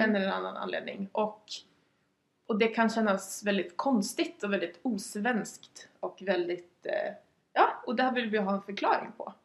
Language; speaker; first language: Swedish; native; Swedish